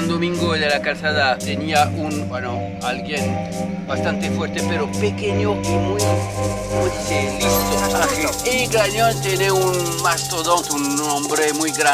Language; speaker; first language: Spanish; non-native, learner; French